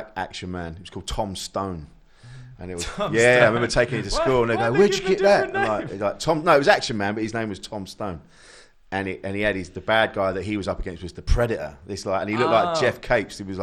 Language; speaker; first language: English; native; English